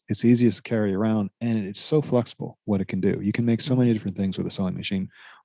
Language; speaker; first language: English; native; English